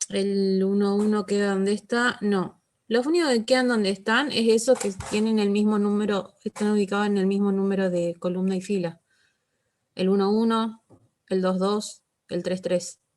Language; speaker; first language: Spanish; native; Spanish